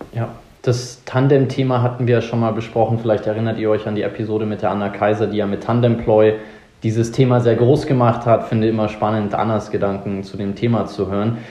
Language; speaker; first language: German; native; German